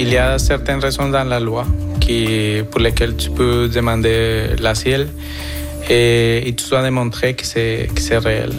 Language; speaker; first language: French; non-native, fluent; Spanish